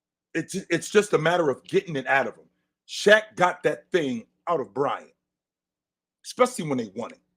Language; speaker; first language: English; native; English